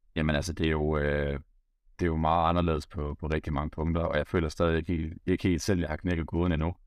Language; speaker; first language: Danish; native; Danish